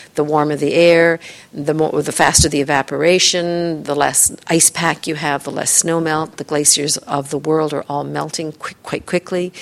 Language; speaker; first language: English; native; English